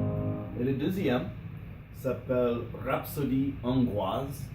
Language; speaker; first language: French; non-native, learner; English